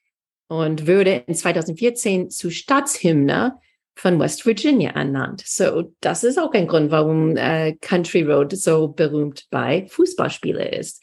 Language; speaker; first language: German; non-native, fluent; English